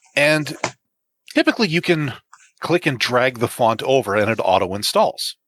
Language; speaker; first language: English; native; English